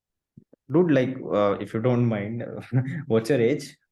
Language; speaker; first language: English; non-native, local second language; Hindi